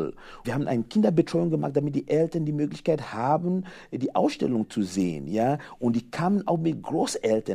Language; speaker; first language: German; non-native, fluent; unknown